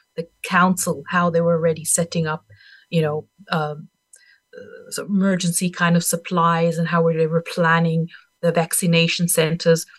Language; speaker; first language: English; non-native, fluent; German